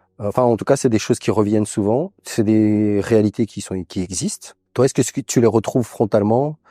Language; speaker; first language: French; early bilingual, other home language; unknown